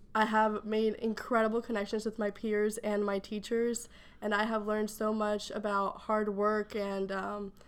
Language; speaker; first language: English; early bilingual, other home language; Spanish